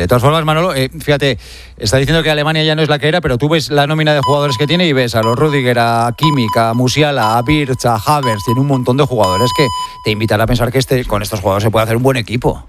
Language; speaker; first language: Spanish; native; Spanish